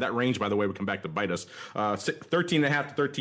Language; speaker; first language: English; native; English